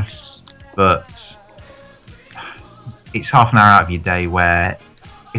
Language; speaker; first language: English; native; English